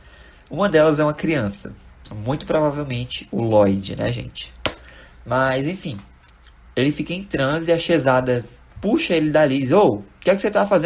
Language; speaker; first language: Portuguese; native; Portuguese